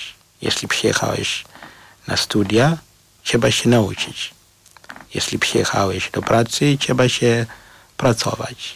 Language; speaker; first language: Polish; non-native, fluent; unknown